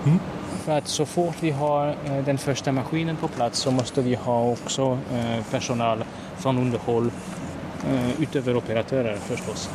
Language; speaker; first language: Swedish; non-native, fluent; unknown